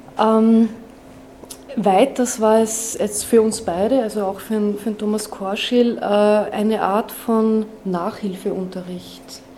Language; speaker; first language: German; non-native, local second language; Slovenian